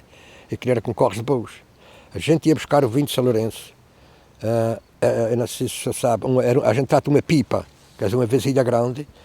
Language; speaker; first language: Portuguese; native; Portuguese